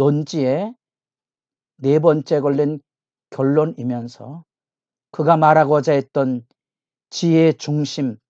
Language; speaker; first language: Korean; native; Korean